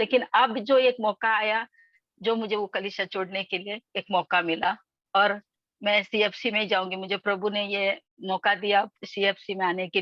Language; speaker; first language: Hindi; non-native, local second language; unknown